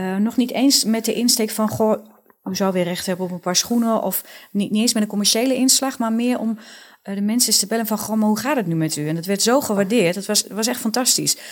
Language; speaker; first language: Dutch; native; Dutch